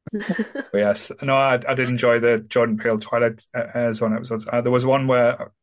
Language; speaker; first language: English; native; English